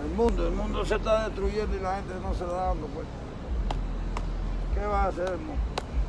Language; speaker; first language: Spanish; native; Spanish